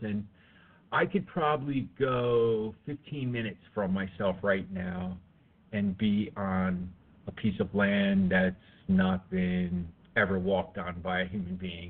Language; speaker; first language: English; native; English